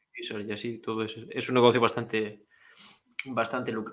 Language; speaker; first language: Spanish; native; Spanish